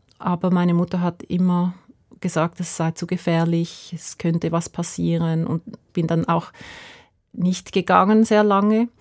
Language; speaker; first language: German; native; German